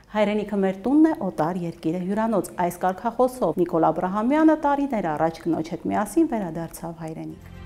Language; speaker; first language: Armenian; native; Armenian